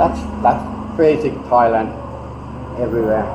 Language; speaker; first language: English; non-native, learner; Finnish